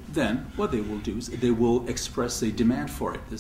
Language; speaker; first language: English; non-native, fluent; French